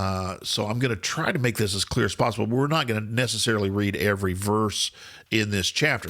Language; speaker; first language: English; native; English